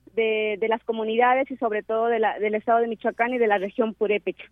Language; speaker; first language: Spanish; native; Spanish